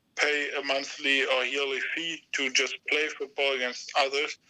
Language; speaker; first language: English; non-native, fluent; German